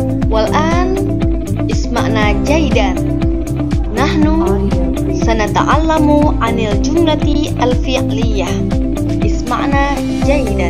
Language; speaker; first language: Arabic; non-native, learner; Indonesian